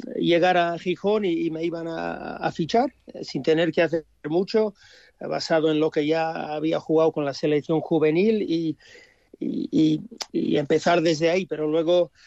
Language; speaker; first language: Spanish; early bilingual, heritage; English